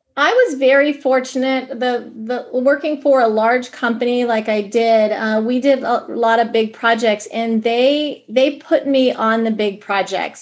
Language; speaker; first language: English; native; English